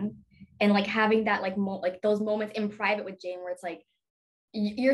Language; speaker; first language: English; native; English